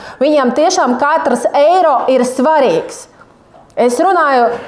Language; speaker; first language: Latvian; non-native, local second language; Russian